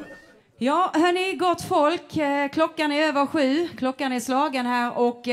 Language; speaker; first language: Swedish; native; Swedish